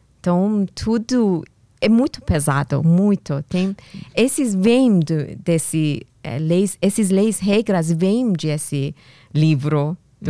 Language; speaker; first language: Portuguese; non-native, learner; Persian